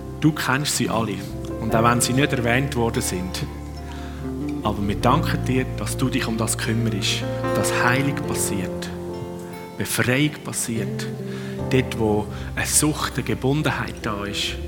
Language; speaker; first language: German; non-native, fluent; Swiss German